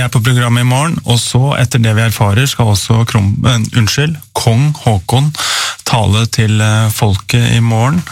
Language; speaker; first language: Norwegian; native; Norwegian